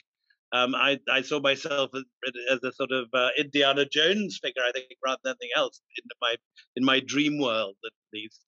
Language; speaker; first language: English; native; English